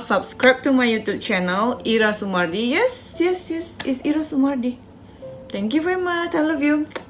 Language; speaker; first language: English; non-native, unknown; Indonesian